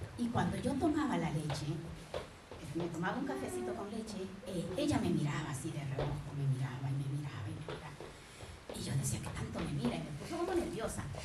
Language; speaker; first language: Spanish; native; Spanish